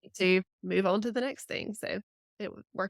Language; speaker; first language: English; native; English